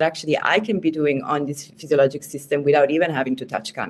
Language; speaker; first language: English; non-native, fluent; Italian